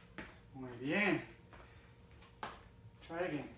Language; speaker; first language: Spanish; non-native, fluent; English